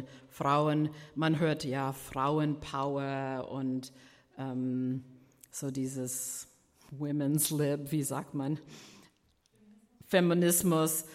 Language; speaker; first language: German; non-native, fluent; English